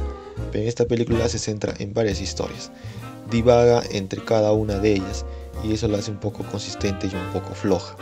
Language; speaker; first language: Spanish; native; Spanish